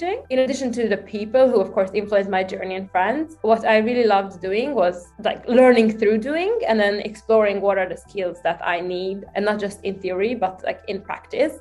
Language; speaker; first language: English; non-native, fluent; Hungarian